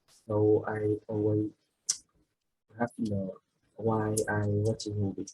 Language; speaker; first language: English; non-native, learner; Vietnamese